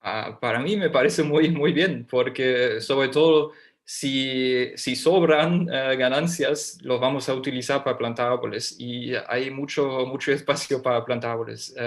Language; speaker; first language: Spanish; non-native, fluent; German